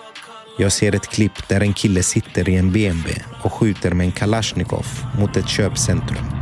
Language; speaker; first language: Swedish; native; Swedish